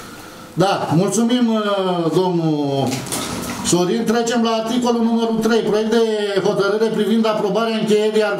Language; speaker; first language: Romanian; native; Romanian